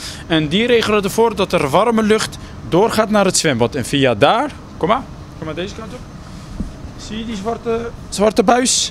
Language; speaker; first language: Dutch; native; Dutch